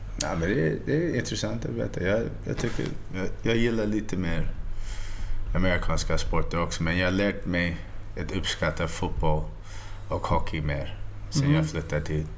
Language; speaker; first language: Swedish; early bilingual, heritage; Swedish